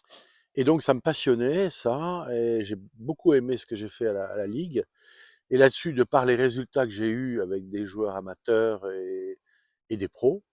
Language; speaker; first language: French; native; French